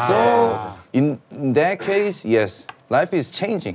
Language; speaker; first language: English; early bilingual, other home language; Korean